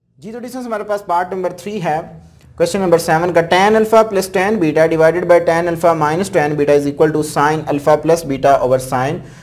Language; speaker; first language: Urdu; native; Urdu